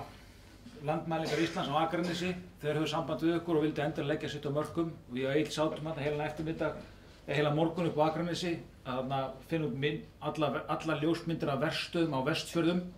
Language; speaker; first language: Icelandic; native; Icelandic